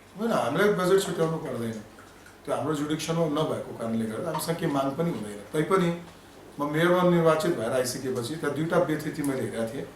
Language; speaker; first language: Nepali; non-native, local second language; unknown